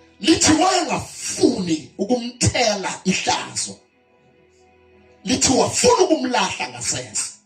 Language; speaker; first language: Zulu; non-native, local second language; South Ndebele